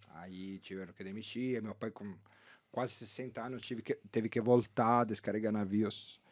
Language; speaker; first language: Portuguese; non-native, fluent; Italian